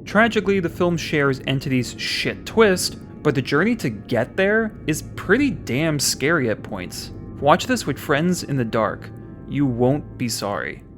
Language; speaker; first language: English; native; English